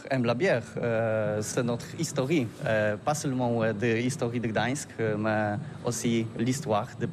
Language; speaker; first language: French; non-native, learner; Polish